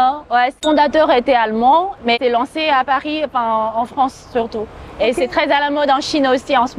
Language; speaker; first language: French; non-native, fluent; Chinese